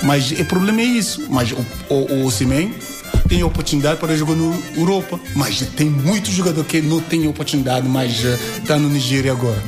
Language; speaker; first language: Portuguese; non-native, learner; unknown